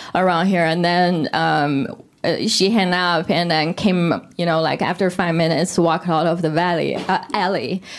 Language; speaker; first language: English; non-native, fluent; Korean